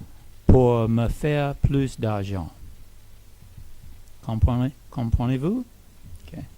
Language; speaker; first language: French; non-native, learner; English